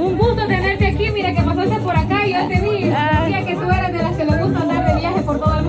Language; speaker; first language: Spanish; native; Spanish